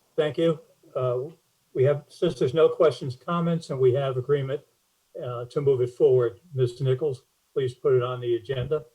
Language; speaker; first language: English; native; English